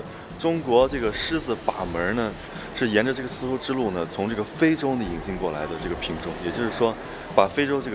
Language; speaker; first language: Chinese; native; Chinese